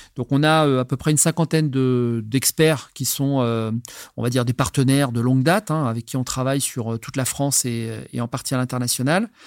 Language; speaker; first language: French; native; French